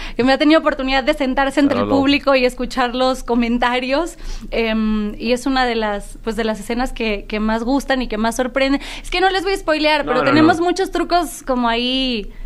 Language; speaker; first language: Spanish; native; Spanish